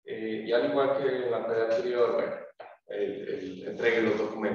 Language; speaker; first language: Spanish; native; Spanish